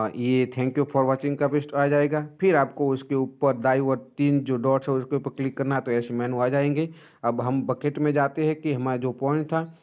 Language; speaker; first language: Hindi; non-native, local second language; Gujarati